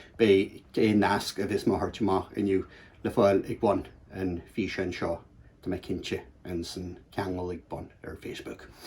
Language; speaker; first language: Irish; native; Irish